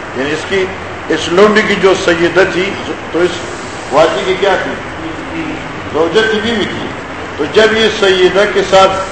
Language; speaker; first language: Urdu; non-native, local second language; Northern Hindko